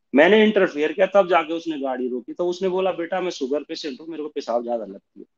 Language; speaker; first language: Hindi; native; Hindi